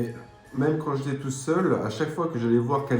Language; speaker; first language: French; native; French